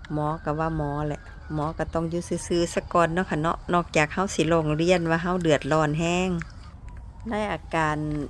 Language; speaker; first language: Thai; native; Thai